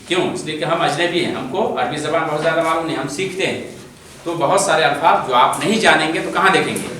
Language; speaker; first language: Urdu; non-native, local second language; Bangla